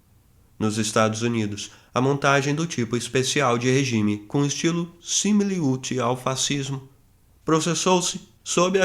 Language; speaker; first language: Portuguese; native; Portuguese